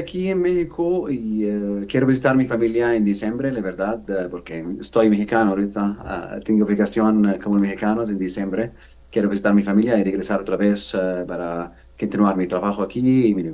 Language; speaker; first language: Spanish; non-native, learner; Arabic